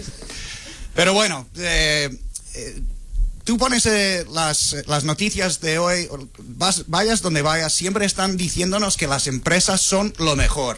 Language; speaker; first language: Spanish; non-native, fluent; English